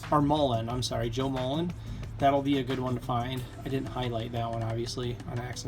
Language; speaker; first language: English; native; English